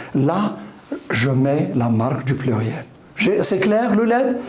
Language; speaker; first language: French; non-native, local second language; Arabic